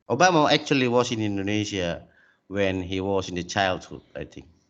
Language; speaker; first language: English; non-native, learner; Indonesian